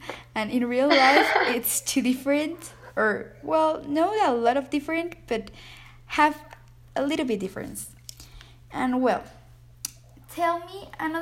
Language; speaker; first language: English; non-native, learner; Spanish